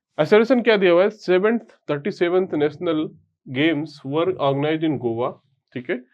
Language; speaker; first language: Hindi; native; Hindi